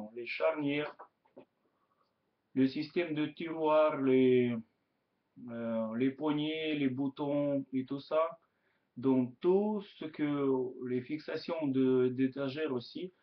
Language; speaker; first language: French; non-native, learner; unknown